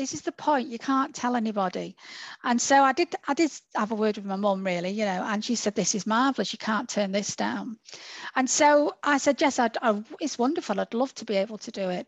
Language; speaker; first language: English; native; English